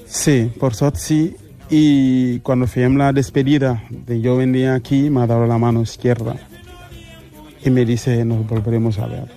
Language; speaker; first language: Spanish; non-native, fluent; Mandingo